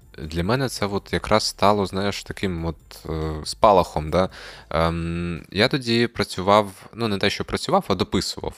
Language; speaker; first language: Ukrainian; non-native, local second language; Russian